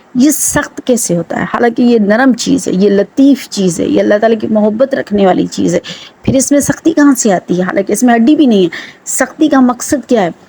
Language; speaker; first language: Urdu; non-native, local second language; Sindhi